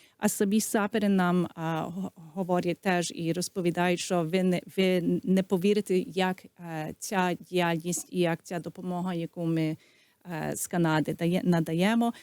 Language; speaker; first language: Ukrainian; early bilingual, heritage; Ukrainian